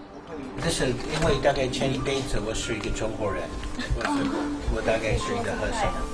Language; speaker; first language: Chinese; non-native, fluent; English